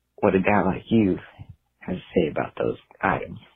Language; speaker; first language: English; native; English